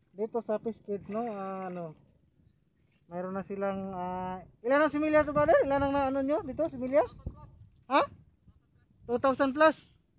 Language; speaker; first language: Filipino; non-native, local second language; Cebuano